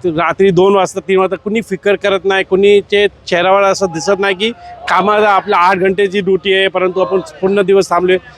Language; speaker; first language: Marathi; non-native, local second language; Hindi